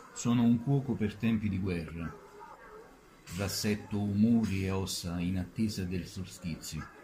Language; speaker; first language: Italian; native; Italian